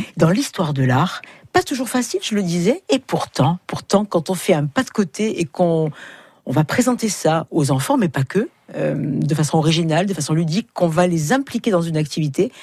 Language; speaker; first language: French; native; French